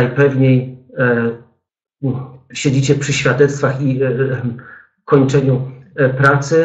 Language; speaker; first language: Polish; native; Polish